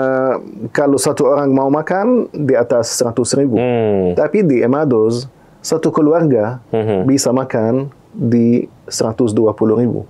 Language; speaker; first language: Indonesian; non-native, fluent; Arabic